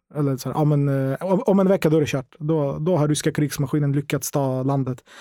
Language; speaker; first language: Swedish; non-native, fluent; Ukrainian